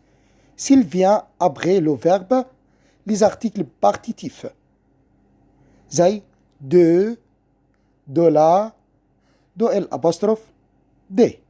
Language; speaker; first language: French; non-native, fluent; Arabic